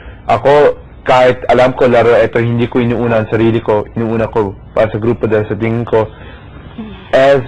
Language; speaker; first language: Filipino; early bilingual, heritage; Filipino